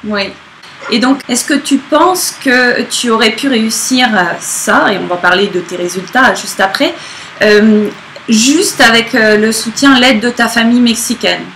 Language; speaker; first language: French; native; French